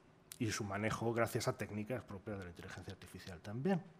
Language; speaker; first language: Spanish; native; Spanish